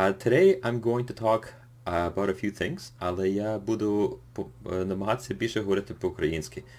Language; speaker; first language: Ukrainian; early bilingual, heritage; English